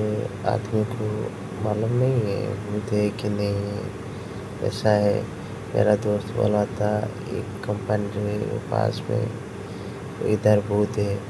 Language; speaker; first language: Hindi; non-native, local second language; Odia